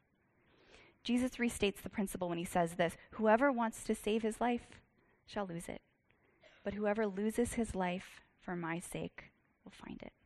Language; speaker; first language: English; native; English